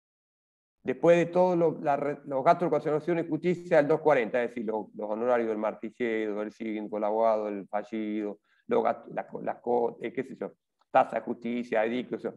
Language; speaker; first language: Spanish; native; Spanish